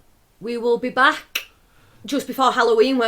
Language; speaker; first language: English; native; English